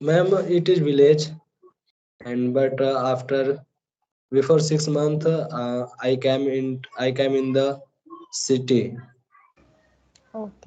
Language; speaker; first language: English; non-native, learner; Hindi